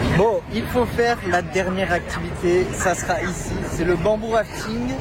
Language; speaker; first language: French; native; French